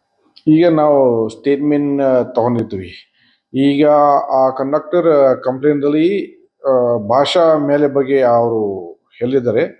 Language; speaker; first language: Kannada; non-native, fluent; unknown